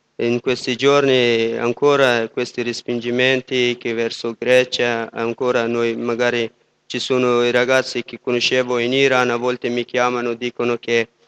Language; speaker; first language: Italian; non-native, fluent; Persian